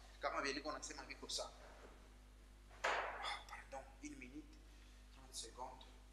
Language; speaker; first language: French; non-native, local second language; Swahili